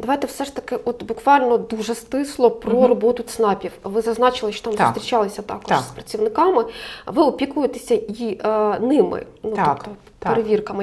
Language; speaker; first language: Ukrainian; native; Ukrainian